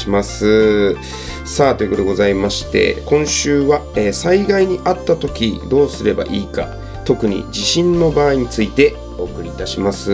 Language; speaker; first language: Japanese; native; Japanese